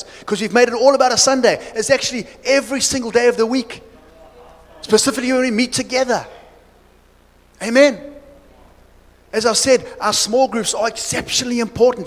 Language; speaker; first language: English; native; English